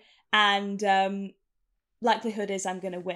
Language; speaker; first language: English; native; English